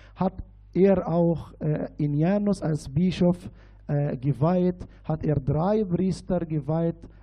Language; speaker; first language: German; non-native, fluent; Arabic